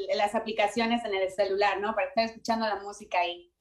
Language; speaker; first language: Spanish; native; Spanish